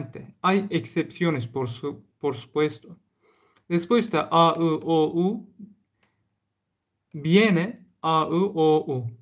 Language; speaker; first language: Spanish; non-native, learner; Turkish